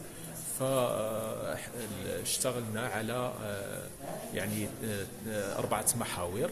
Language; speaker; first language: Arabic; native; Arabic